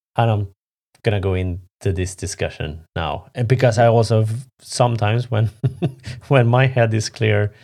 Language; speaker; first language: English; non-native, fluent; Swedish